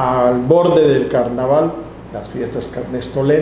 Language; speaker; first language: Spanish; native; Spanish